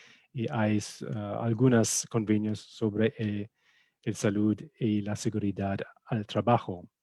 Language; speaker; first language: Spanish; non-native, fluent; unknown